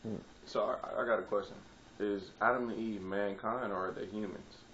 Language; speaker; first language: English; native; English